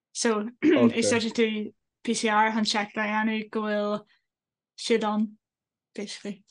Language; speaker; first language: Irish; non-native, local second language; English